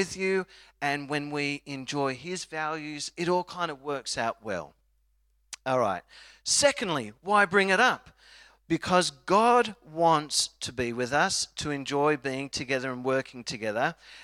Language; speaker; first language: English; native; English